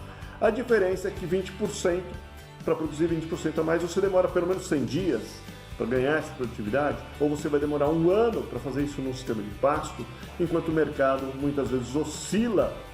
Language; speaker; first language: Portuguese; native; Portuguese